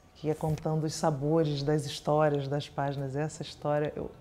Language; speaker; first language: Portuguese; native; Portuguese